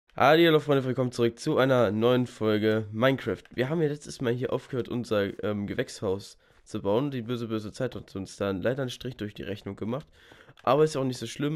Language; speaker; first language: German; native; German